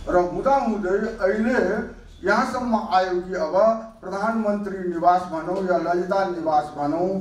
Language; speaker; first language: Nepali; non-native, local second language; Maithili